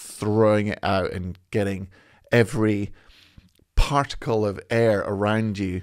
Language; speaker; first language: English; native; English